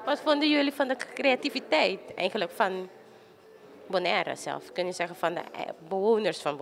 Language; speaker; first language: Dutch; native; Dutch